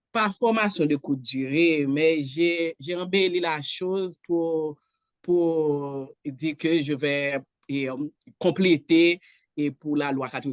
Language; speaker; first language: French; non-native, local second language; Haitian Creole